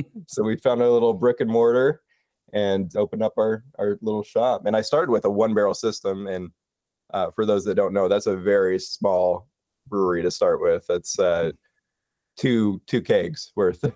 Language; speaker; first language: English; native; English